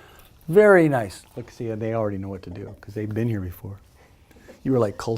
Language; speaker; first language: English; native; English